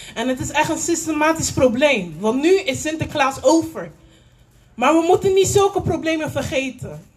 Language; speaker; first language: Dutch; native; Dutch